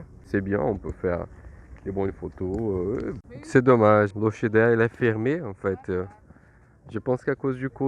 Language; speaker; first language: French; non-native, fluent; Portuguese